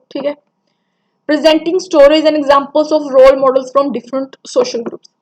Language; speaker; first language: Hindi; non-native, local second language; Punjabi